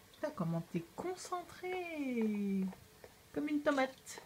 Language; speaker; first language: French; native; French